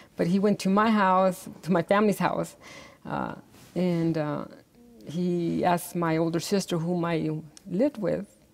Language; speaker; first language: English; native; English